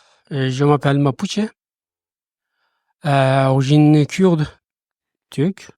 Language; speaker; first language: French; non-native, learner; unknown